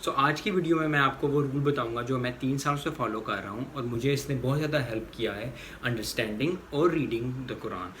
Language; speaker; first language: Urdu; native; Urdu